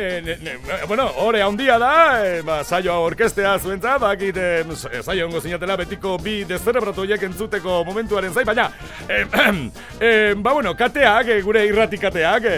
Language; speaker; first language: Basque; native; Basque